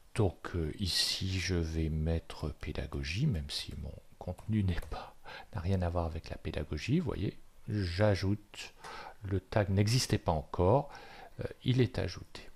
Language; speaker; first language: French; native; French